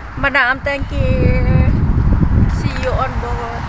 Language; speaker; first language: English; non-native, learner; Thai